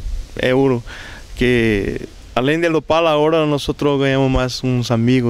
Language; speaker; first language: Spanish; non-native, learner; Portuguese